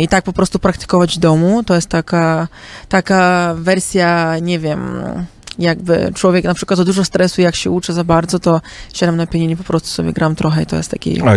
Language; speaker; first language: Polish; early bilingual, heritage; Polish